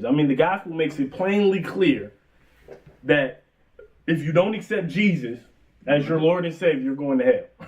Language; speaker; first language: English; native; English